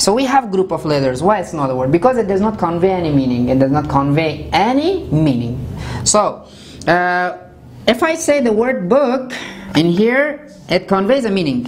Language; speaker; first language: English; non-native, fluent; Persian